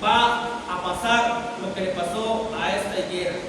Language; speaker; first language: Spanish; native; Spanish